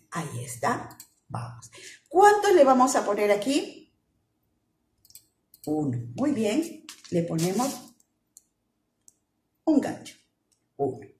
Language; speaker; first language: Spanish; native; Spanish